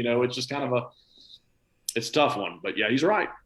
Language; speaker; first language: English; native; English